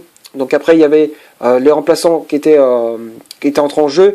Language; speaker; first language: French; native; French